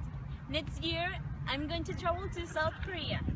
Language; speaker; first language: English; non-native, learner; Spanish